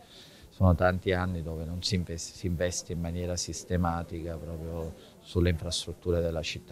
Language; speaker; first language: Italian; native; Italian